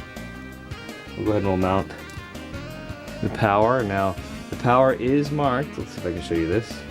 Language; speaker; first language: English; native; English